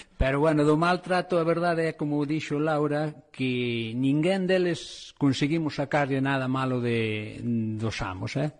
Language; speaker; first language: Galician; native; Galician